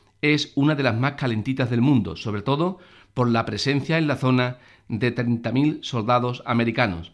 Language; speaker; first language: Spanish; native; Spanish